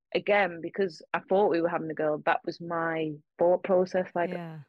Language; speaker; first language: English; native; English